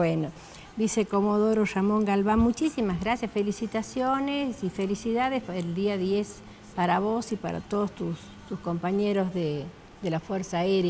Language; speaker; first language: Spanish; native; Spanish